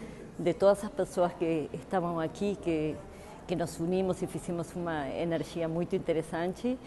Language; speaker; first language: Portuguese; non-native, fluent; Spanish